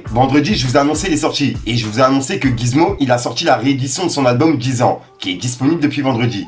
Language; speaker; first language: French; native; French